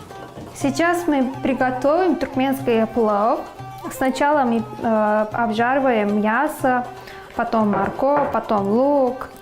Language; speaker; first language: Russian; non-native, learner; Turkmen